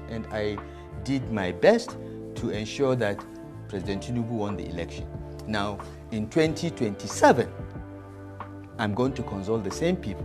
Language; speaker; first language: English; non-native, local second language; Hausa